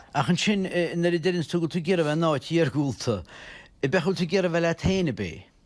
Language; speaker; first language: Irish; native; Irish